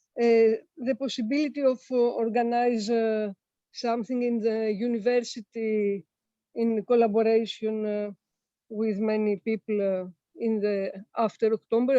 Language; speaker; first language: English; non-native, learner; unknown